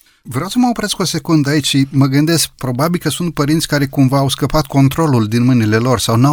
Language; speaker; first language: Romanian; native; Romanian